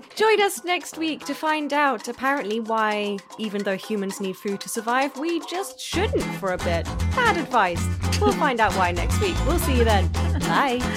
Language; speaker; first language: English; non-native, fluent; German